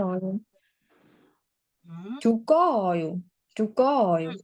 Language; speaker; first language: Korean; non-native, learner; Burmese